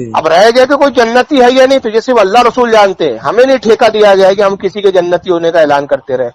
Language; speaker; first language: Urdu; native; Urdu